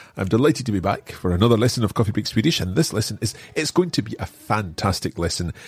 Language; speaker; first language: English; native; English